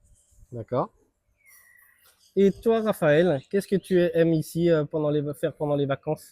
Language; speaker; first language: French; native; French